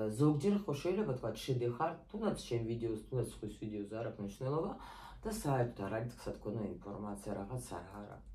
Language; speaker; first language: Georgian; non-native, local second language; Russian